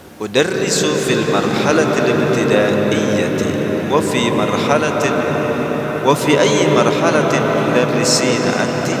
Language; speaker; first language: Arabic; non-native, fluent; Indonesian